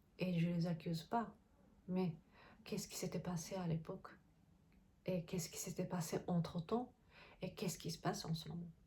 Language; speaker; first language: French; non-native, fluent; Japanese